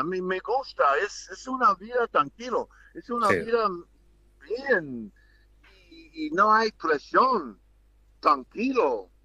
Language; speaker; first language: Spanish; non-native, learner; English